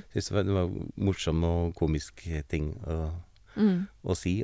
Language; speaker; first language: Norwegian; native; Norwegian